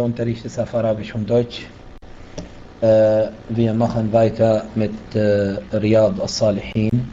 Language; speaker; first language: German; non-native, fluent; Arabic